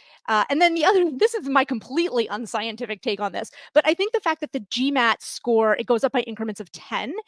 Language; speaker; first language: English; native; English